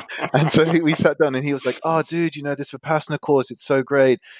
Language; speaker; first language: English; native; English